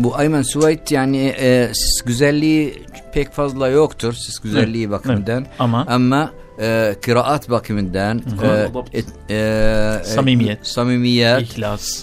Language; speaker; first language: Turkish; non-native, learner; Arabic